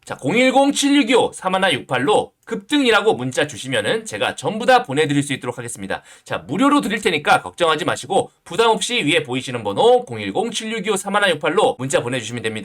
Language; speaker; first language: Korean; native; Korean